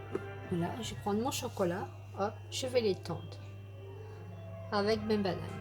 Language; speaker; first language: French; native; French